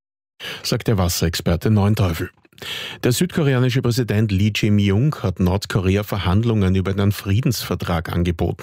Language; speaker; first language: German; native; German